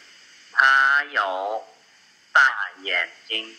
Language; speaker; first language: Chinese; non-native, learner; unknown